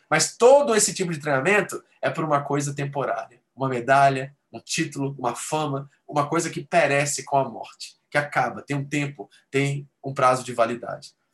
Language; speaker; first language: Portuguese; native; Portuguese